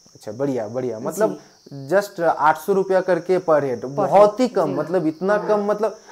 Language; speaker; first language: Hindi; non-native, local second language; Bangla